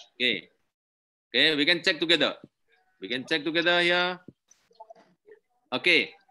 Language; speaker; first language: English; non-native, learner; Indonesian